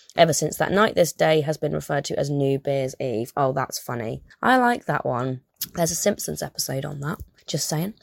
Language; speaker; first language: English; native; English